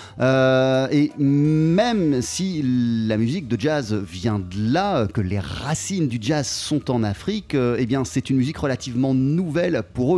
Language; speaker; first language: French; native; French